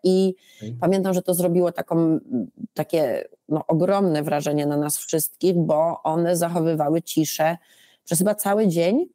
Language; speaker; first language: Polish; early bilingual, heritage; Polish